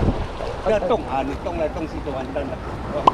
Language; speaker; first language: Chinese; native; Chinese